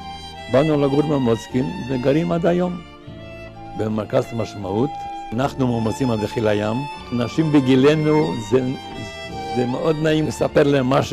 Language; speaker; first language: Hebrew; non-native, fluent; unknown